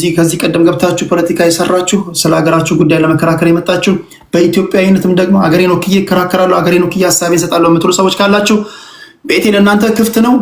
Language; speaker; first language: Amharic; native; Amharic